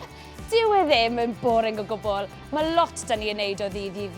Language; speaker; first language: Welsh; native; Welsh